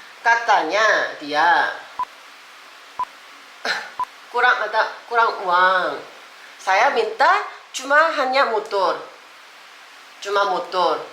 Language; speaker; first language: Indonesian; non-native, learner; Korean